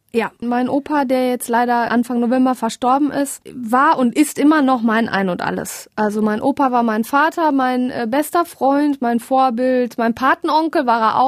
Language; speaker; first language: German; native; German